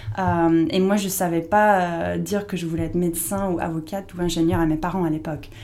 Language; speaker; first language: French; non-native, fluent; English